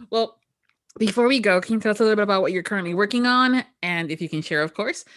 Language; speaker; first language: English; early bilingual, other home language; Spanish